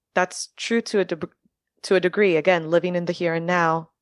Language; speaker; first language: English; early bilingual, other home language; French